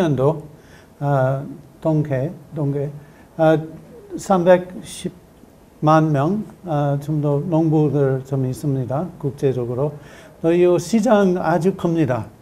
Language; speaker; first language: Korean; non-native, learner; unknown